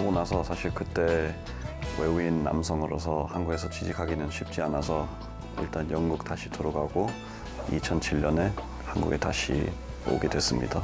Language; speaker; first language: Korean; non-native, fluent; English